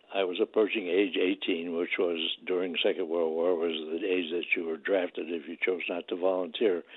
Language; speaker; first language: English; native; English